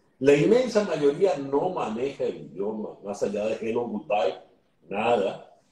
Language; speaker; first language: Spanish; native; Spanish